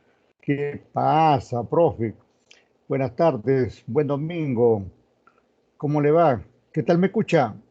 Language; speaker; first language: Spanish; native; Spanish